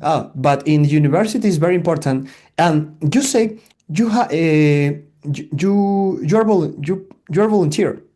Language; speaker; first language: English; non-native, learner; Spanish